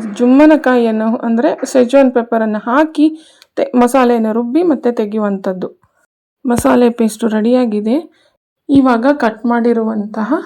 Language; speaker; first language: Kannada; non-native, local second language; Konkani